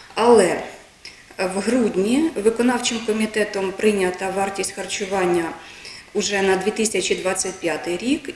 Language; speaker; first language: Ukrainian; native; Ukrainian